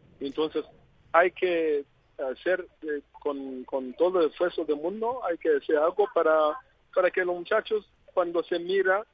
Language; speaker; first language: Spanish; non-native, learner; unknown